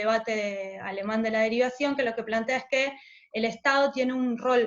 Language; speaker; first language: Spanish; native; Spanish